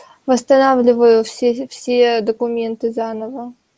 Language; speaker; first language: Russian; native; Russian